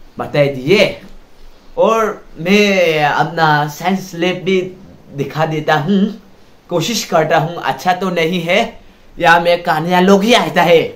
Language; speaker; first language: Hindi; non-native, local second language; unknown